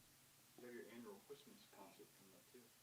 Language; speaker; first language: English; native; English